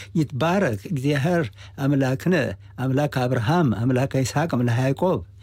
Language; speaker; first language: Hebrew; non-native, fluent; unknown